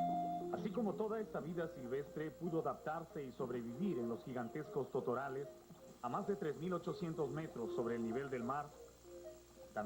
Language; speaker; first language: Spanish; native; Spanish